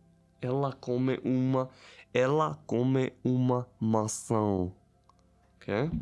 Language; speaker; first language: Portuguese; non-native, learner; French